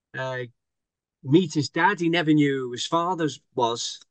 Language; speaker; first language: English; native; English